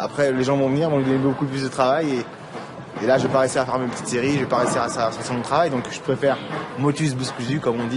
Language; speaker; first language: French; native; French